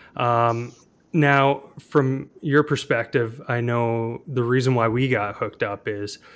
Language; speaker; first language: English; native; English